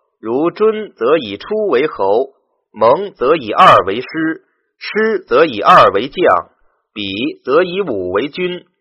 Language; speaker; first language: Chinese; native; Chinese